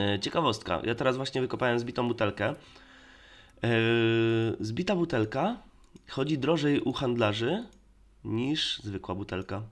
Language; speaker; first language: Polish; native; Polish